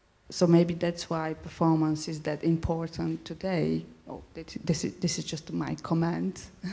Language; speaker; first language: English; non-native, fluent; Bulgarian